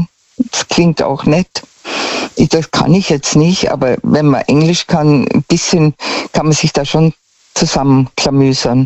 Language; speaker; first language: German; native; German